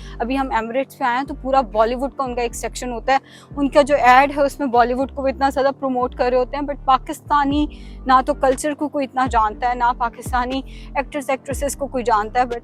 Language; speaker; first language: Urdu; native; Urdu